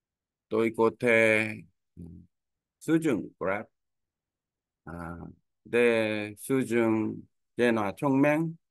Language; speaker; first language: Vietnamese; non-native, learner; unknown